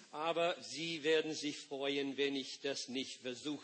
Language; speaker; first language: German; non-native, learner; English